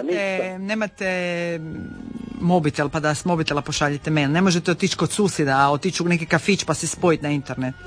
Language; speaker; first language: Serbian; native; Serbian